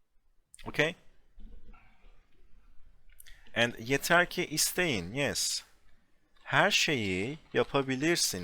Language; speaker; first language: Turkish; non-native, fluent; English